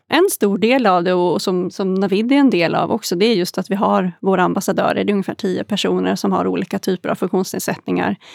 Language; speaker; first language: Swedish; native; Swedish